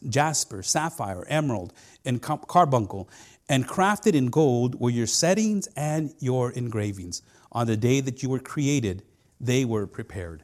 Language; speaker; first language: English; non-native, fluent; Spanish